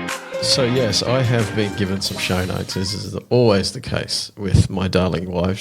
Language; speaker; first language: English; native; English